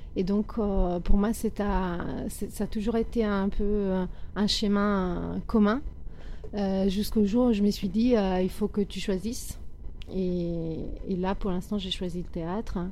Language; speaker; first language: French; non-native, fluent; Italian